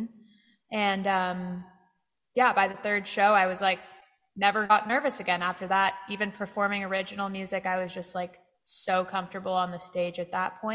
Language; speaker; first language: English; native; English